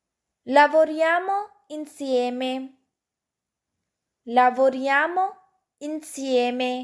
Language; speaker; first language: Italian; non-native, fluent; Urdu